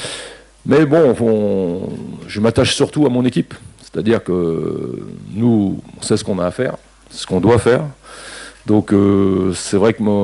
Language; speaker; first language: French; native; French